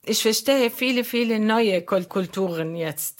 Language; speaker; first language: German; non-native, learner; Arabic